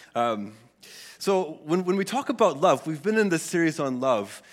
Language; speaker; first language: English; early bilingual, other home language; Swedish